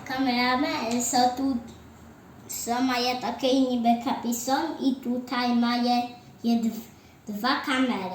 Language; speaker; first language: Polish; early bilingual, heritage; Ukrainian